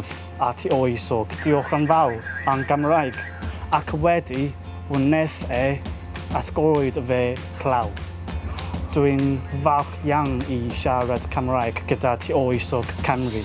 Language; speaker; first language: Welsh; non-native, learner; Chinese